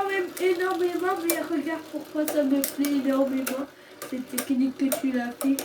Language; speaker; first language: French; native; French